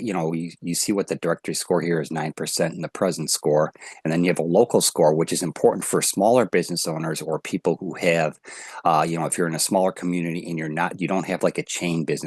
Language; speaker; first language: English; native; English